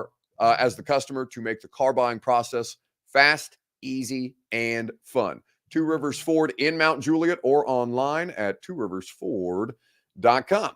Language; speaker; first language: English; native; English